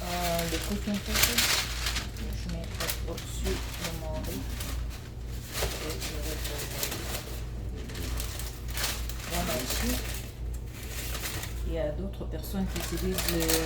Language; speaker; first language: French; non-native, local second language; Lingala